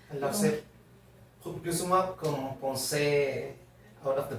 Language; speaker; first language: French; non-native, learner; Spanish